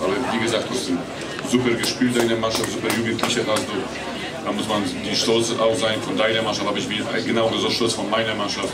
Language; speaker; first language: German; non-native, fluent; Polish